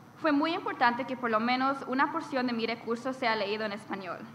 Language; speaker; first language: Spanish; early bilingual, heritage; Spanish